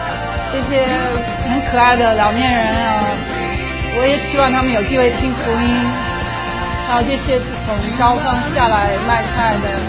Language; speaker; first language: Chinese; non-native, fluent; English